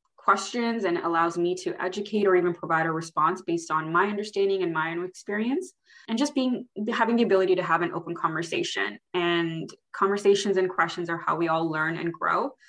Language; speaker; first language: English; early bilingual, other home language; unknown